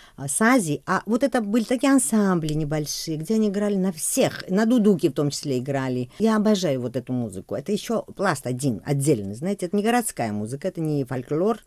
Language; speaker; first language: Russian; non-native, local second language; Georgian